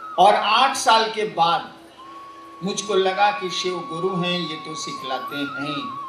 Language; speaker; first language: Hindi; native; Hindi